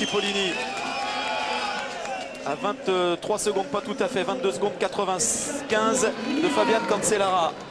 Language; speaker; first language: French; native; French